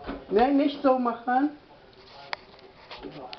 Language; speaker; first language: German; non-native, fluent; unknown